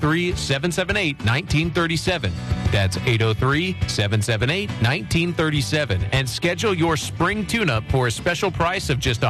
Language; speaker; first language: English; native; English